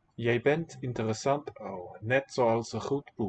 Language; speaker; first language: Dutch; non-native, learner; English